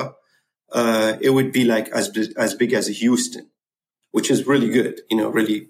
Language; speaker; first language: English; non-native, fluent; Arabic